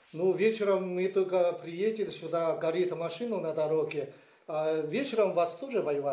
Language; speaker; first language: Russian; non-native, learner; Chinese